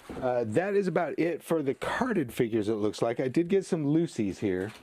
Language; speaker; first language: English; native; English